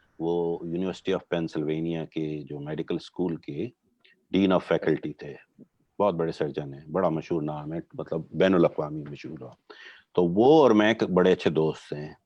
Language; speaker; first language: Urdu; non-native, local second language; Gujarati